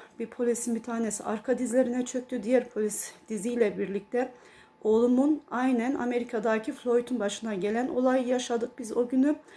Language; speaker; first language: Turkish; early bilingual, heritage; Turkish